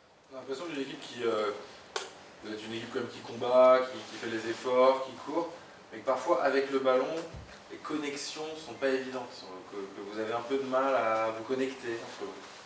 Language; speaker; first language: French; native; French